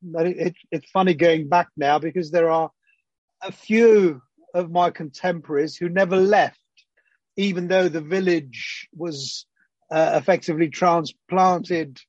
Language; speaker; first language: English; early bilingual, other home language; Greek